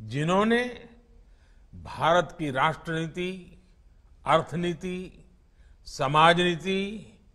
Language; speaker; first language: Hindi; non-native, local second language; Gujarati